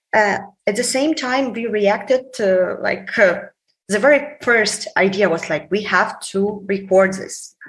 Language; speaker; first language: English; non-native, fluent; Ukrainian